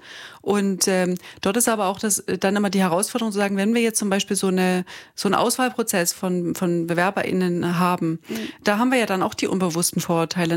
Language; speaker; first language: German; native; German